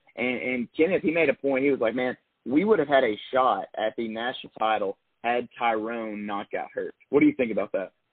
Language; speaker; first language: English; native; English